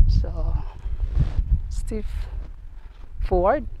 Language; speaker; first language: English; non-native, learner; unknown